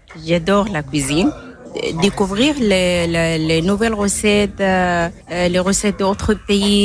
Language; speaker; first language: French; non-native, learner; Arabic